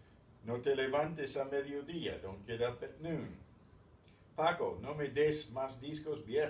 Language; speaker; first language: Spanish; non-native, fluent; English